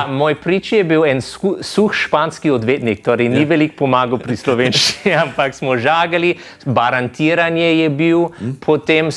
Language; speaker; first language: Slovenian; non-native, fluent; English